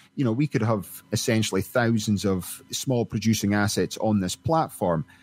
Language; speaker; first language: English; native; English